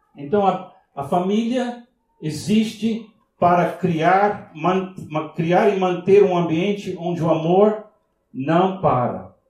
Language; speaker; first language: Portuguese; non-native, fluent; English